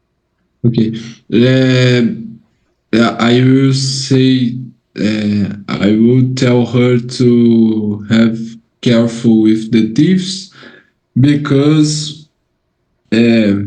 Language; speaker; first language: English; non-native, learner; Portuguese